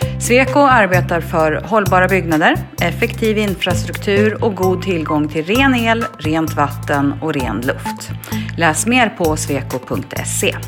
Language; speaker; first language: Swedish; native; Swedish